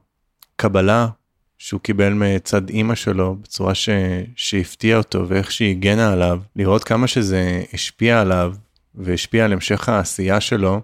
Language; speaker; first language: Hebrew; native; Hebrew